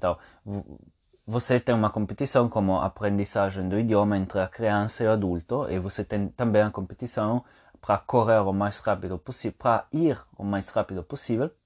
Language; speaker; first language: Portuguese; non-native, fluent; Italian